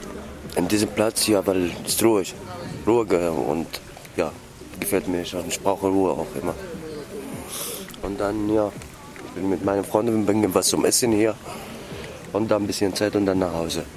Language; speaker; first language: German; non-native, learner; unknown